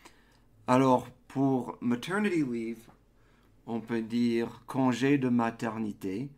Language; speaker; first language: French; non-native, fluent; English